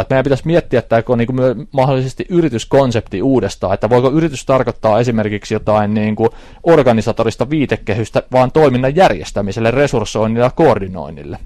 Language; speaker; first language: Finnish; native; Finnish